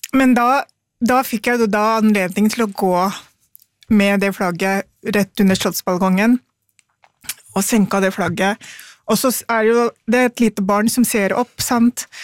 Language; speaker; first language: Norwegian; early bilingual, other home language; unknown